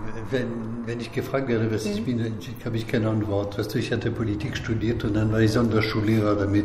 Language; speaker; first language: German; non-native, fluent; French